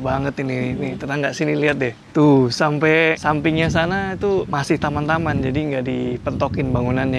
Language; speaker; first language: Indonesian; native; Indonesian